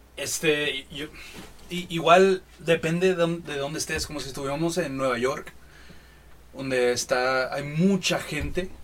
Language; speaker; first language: Spanish; early bilingual, heritage; Spanish